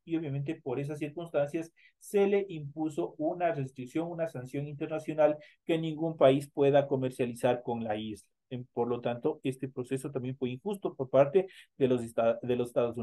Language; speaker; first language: Spanish; native; Spanish